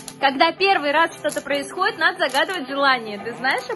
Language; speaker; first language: Russian; native; Russian